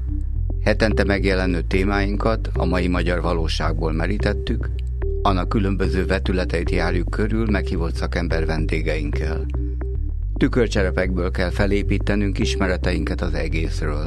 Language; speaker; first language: Hungarian; native; Hungarian